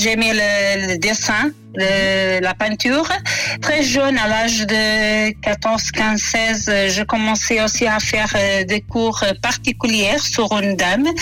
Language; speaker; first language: French; non-native, fluent; Portuguese